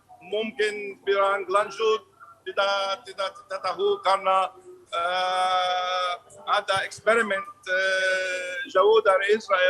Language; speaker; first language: Indonesian; non-native, learner; Arabic